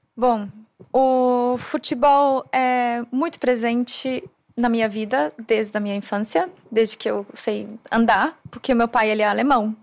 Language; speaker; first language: Portuguese; non-native, fluent; German